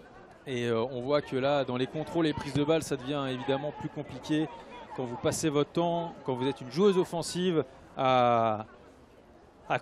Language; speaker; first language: French; native; French